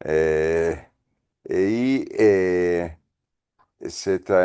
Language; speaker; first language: French; non-native, fluent; Spanish